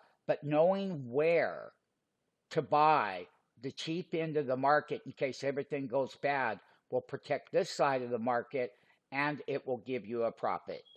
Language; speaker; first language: English; native; English